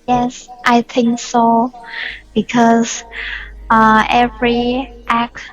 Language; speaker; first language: English; non-native, learner; Vietnamese